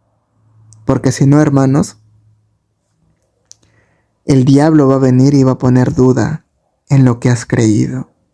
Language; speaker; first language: Spanish; native; Spanish